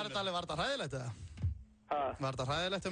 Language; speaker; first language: Icelandic; native; Icelandic